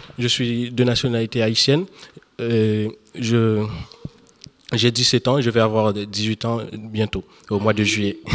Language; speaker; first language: French; non-native, local second language; Haitian Creole